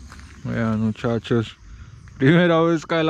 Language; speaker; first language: Spanish; native; Spanish